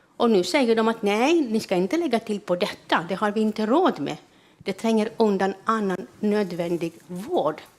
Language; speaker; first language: Swedish; non-native, fluent; Greek